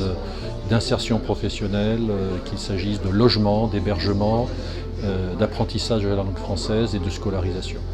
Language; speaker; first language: French; native; French